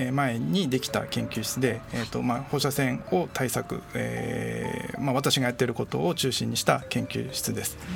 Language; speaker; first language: Japanese; native; Japanese